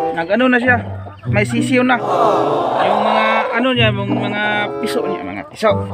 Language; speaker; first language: Filipino; non-native, local second language; Cebuano